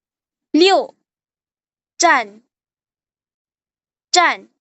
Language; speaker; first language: Chinese; non-native, fluent; Indonesian